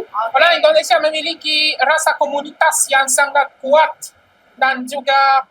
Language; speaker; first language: Indonesian; non-native, fluent; Polish